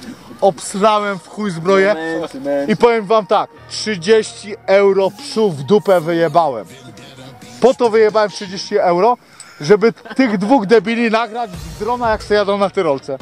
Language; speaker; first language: Polish; native; Polish